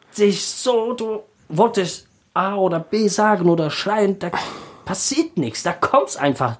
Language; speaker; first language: German; non-native, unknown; Tajik